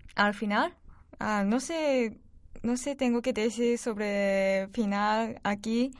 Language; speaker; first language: Spanish; non-native, learner; Japanese